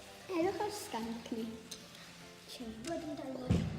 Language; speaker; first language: Welsh; non-native, local second language; English